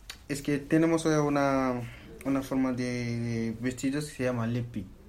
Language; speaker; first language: Spanish; non-native, fluent; Fula